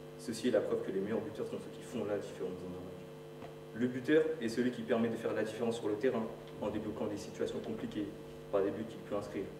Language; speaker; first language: French; native; French